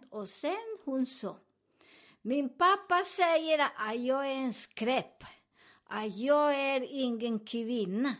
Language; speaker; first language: Swedish; non-native, fluent; Spanish